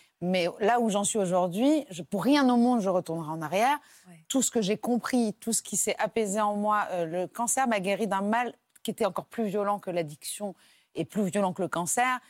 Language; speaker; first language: French; native; French